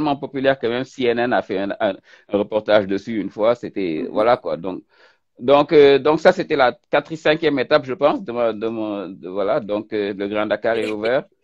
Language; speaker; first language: French; non-native, local second language; Wolof